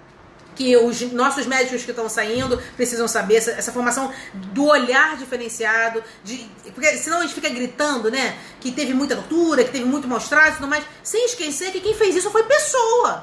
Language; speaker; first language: Portuguese; native; Portuguese